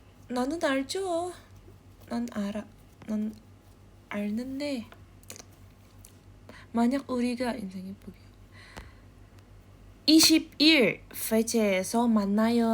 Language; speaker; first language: Korean; non-native, learner; Indonesian